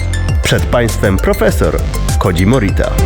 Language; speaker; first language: Polish; native; Polish